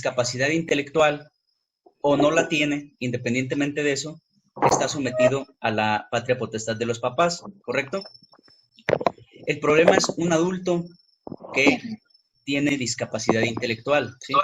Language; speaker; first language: Spanish; native; Spanish